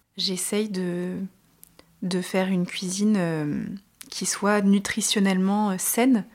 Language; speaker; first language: French; native; French